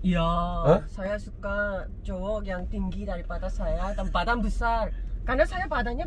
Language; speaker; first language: Indonesian; non-native, learner; Korean